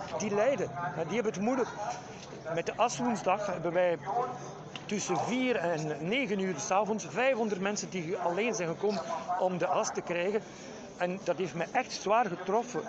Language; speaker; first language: Dutch; non-native, local second language; French